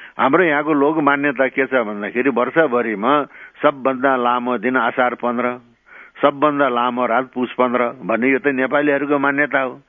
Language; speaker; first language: Nepali; non-native, local second language; Gurung